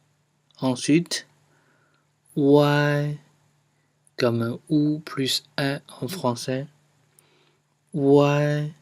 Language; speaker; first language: French; non-native, fluent; Chinese